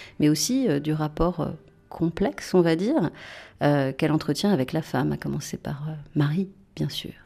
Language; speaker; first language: French; native; French